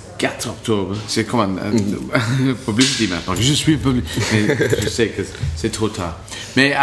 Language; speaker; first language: French; non-native, learner; English